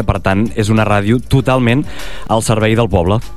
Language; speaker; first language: Catalan; native; Catalan